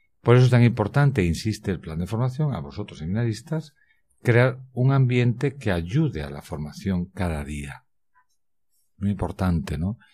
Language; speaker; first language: Spanish; native; Spanish